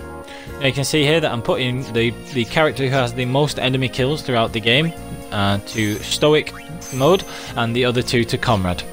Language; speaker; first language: English; native; English